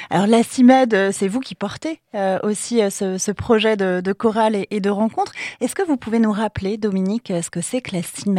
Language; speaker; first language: French; native; French